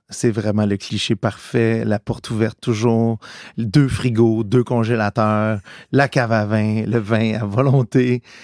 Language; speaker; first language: French; early bilingual, other home language; Italian